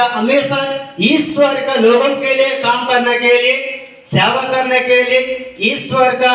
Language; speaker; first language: Hindi; non-native, local second language; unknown